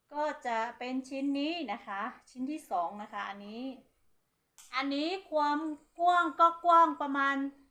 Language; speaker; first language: Thai; non-native, local second language; Hmong